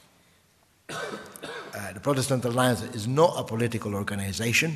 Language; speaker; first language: English; non-native, fluent; Italian